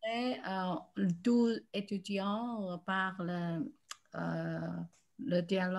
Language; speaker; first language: French; non-native, learner; Chinese